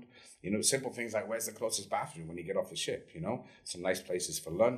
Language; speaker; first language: English; native; English